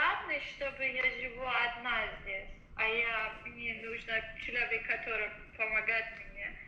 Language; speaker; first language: Russian; non-native, learner; Persian